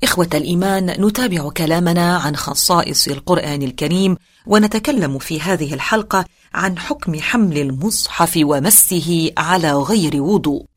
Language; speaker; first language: Arabic; native; Arabic